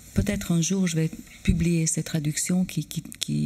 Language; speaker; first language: French; non-native, fluent; Albanian